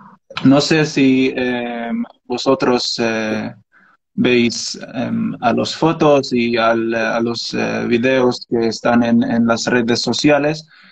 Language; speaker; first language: Spanish; non-native, learner; Arabic